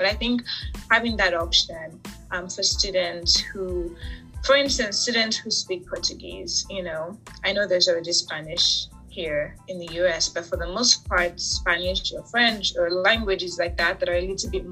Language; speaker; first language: English; native; English